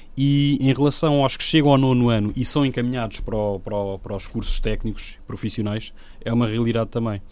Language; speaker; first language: Portuguese; non-native, local second language; Upper Guinea Crioulo